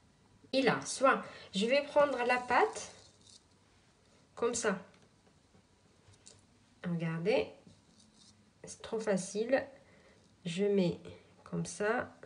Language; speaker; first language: French; non-native, local second language; Arabic